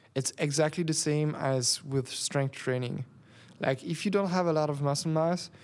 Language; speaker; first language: English; non-native, fluent; French